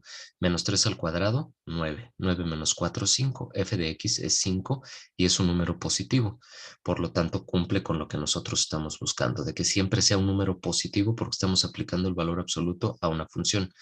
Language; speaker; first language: Spanish; native; Spanish